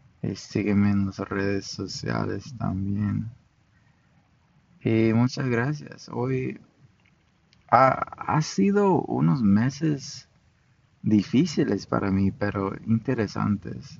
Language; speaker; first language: Spanish; non-native, fluent; English